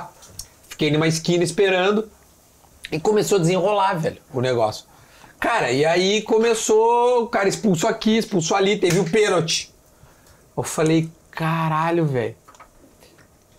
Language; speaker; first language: Portuguese; native; Portuguese